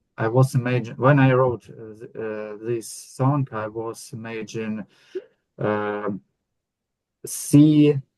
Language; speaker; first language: English; non-native, learner; Ukrainian